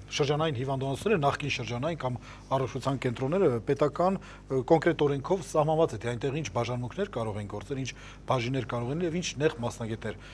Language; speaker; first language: Armenian; native; Armenian